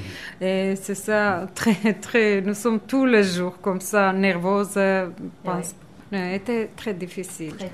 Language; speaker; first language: French; non-native, learner; Armenian